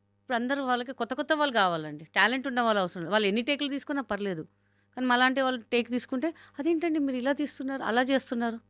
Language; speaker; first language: Telugu; non-native, local second language; Hindi